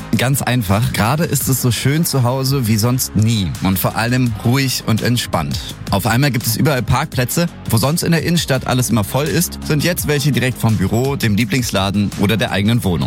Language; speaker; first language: German; native; German